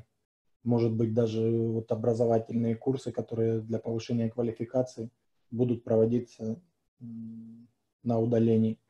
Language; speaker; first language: Russian; native; Russian